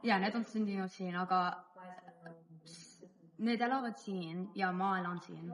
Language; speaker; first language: Estonian; early bilingual, heritage; English